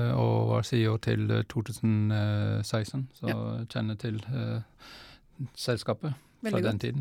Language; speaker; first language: Norwegian; non-native, fluent; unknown